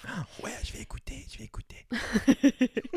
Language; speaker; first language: French; native; French